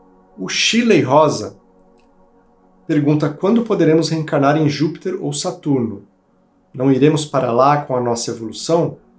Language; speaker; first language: Portuguese; native; Portuguese